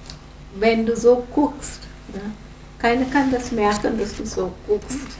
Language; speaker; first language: German; non-native, fluent; Gujarati